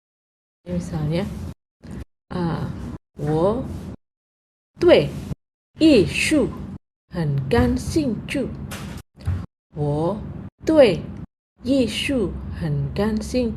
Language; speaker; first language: Chinese; non-native, fluent; Indonesian